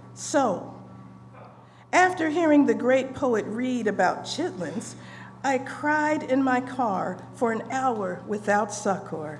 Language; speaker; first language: English; native; English